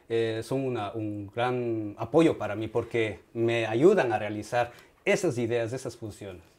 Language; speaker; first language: Spanish; native; Spanish